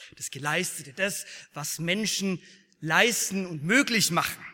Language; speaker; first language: German; native; German